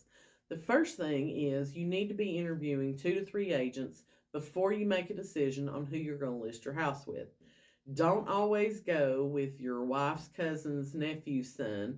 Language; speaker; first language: English; native; English